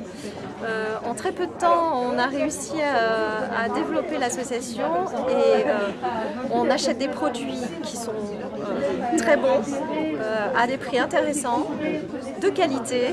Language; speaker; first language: French; native; French